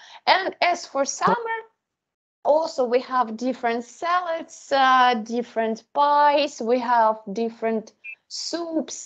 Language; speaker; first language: English; non-native, fluent; Russian